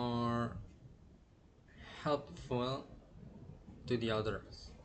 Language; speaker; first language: English; non-native, learner; Indonesian